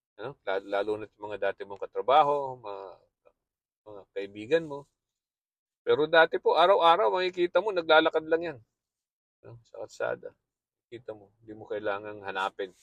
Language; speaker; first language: Filipino; native; Filipino